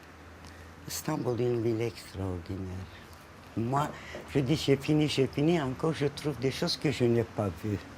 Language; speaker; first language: French; non-native, fluent; Turkish